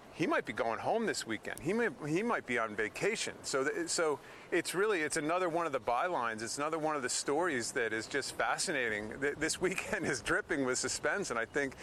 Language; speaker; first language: English; native; English